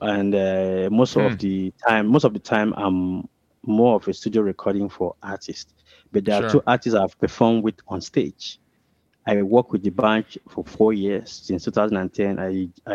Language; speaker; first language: English; non-native, local second language; Ibibio